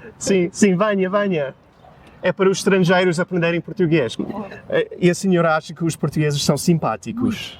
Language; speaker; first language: Portuguese; early bilingual, heritage; Portuguese